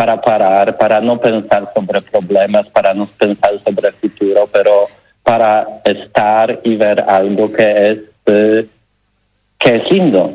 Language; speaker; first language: Spanish; non-native, learner; Polish